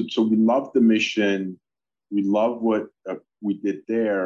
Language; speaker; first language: English; early bilingual, other home language; Polish